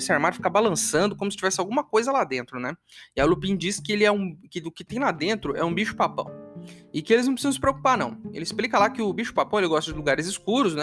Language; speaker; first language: Portuguese; native; Portuguese